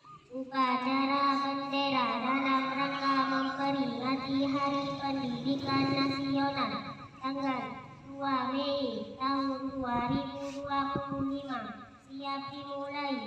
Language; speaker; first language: Indonesian; native; Indonesian